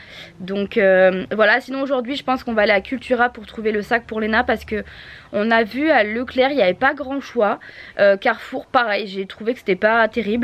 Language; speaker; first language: French; native; French